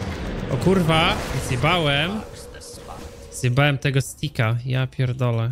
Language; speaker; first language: Polish; native; Polish